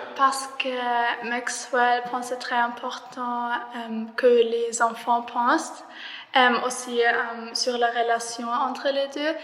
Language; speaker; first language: French; non-native, learner; German